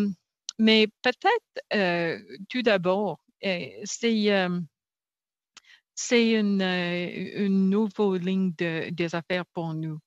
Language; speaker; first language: French; non-native, learner; English